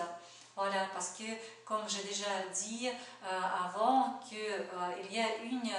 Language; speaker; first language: French; non-native, fluent; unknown